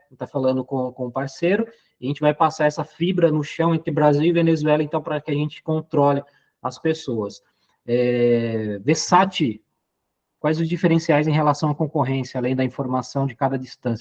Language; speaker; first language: Portuguese; native; Portuguese